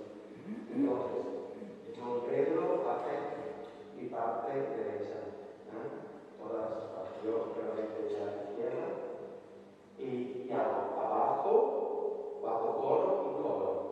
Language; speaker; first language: Spanish; non-native, fluent; Italian